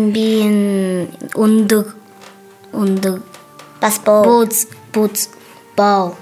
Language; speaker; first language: Mongolian; non-native, learner; Buriat